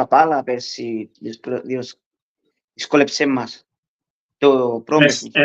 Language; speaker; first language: Greek; early bilingual, heritage; Greek